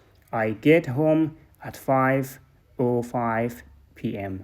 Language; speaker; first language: English; non-native, fluent; Persian